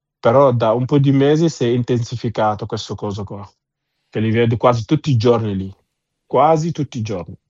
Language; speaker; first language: Italian; non-native, fluent; Wolof